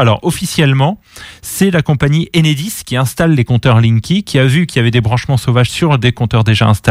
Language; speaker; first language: French; native; French